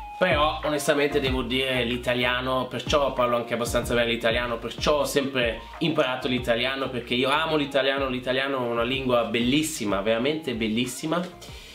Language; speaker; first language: Italian; non-native, fluent; German